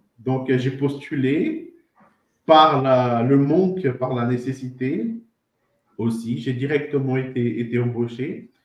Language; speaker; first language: French; non-native, fluent; Portuguese